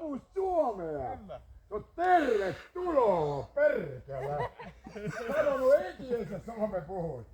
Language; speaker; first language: Finnish; non-native, learner; Estonian